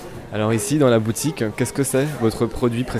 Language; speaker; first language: French; native; French